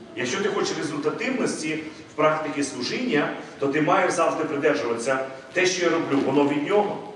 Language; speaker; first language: Ukrainian; non-native, local second language; Russian